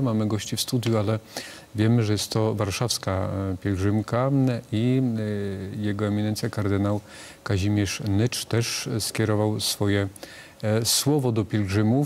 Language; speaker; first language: Polish; native; Polish